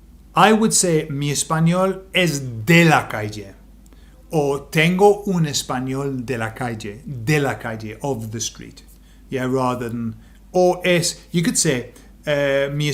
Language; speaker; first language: Spanish; non-native, fluent; English